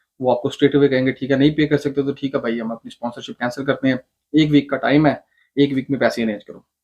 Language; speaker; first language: Urdu; non-native, local second language; Punjabi